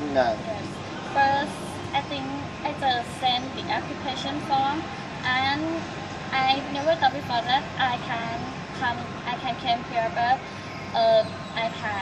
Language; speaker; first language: English; non-native, learner; Thai